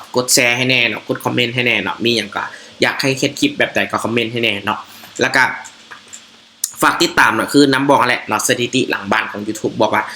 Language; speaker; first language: Thai; non-native, local second language; Northeastern Thai